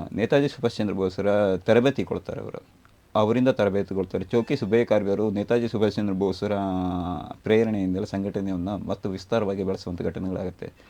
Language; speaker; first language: Kannada; native; Kannada